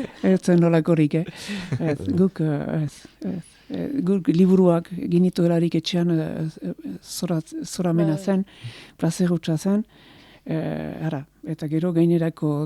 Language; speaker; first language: Basque; native; Basque